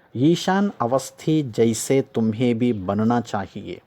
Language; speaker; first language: Hindi; non-native, local second language; Telugu